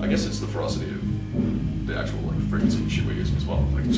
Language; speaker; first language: English; native; English